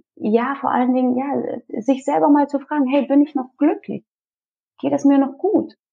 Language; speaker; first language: German; early bilingual, other home language; Russian